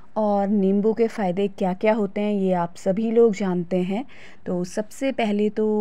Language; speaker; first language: Hindi; native; Hindi